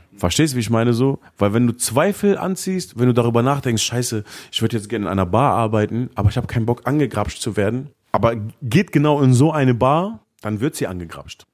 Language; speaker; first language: German; early bilingual, other home language; Arabic